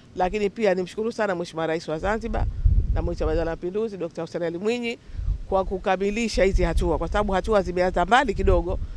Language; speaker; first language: Swahili; native; Swahili